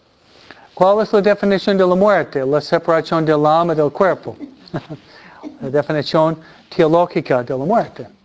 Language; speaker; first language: Spanish; non-native, fluent; English